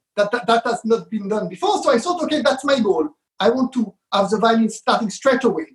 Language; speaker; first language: English; non-native, fluent; Hebrew